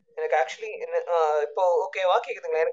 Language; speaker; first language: Tamil; native; Tamil